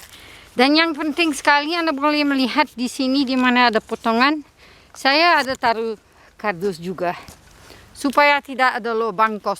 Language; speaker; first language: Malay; non-native, fluent; Dutch